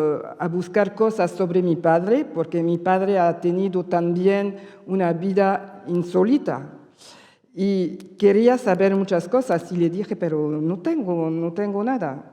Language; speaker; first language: Spanish; early bilingual, heritage; Spanish